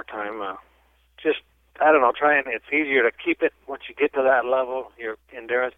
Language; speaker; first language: English; native; English